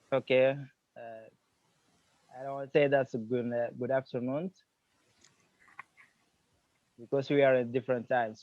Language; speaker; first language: English; non-native, learner; Arabic